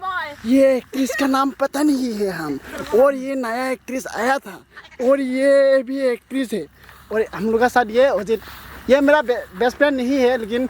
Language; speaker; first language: Hindi; non-native, local second language; Assamese